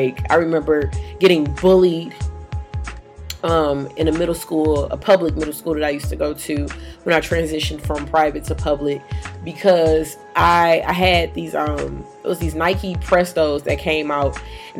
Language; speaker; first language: English; native; English